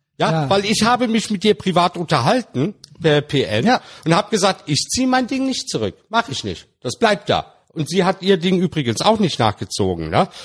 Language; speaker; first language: German; early bilingual, other home language; Turkish